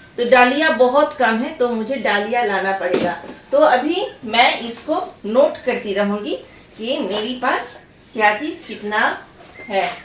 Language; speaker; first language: Hindi; non-native, local second language; Bangla